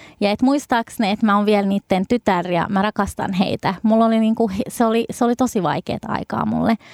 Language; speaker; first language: Finnish; early bilingual, other home language; Arabic